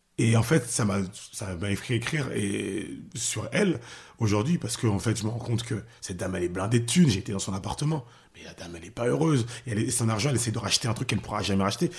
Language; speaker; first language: French; early bilingual, other home language; Haitian Creole